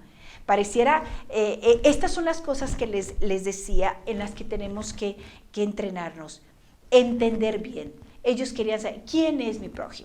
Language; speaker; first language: Spanish; native; Spanish